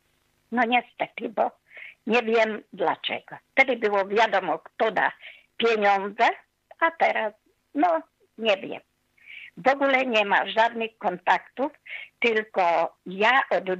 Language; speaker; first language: Polish; non-native, fluent; Hungarian